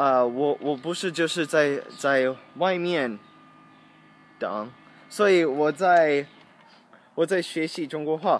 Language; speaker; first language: Chinese; non-native, learner; English